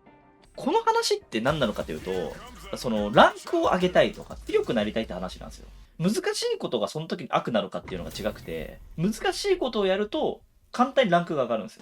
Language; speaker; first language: Japanese; native; Japanese